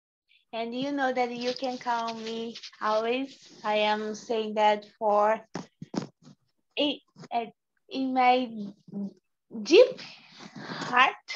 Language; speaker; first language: English; non-native, learner; Portuguese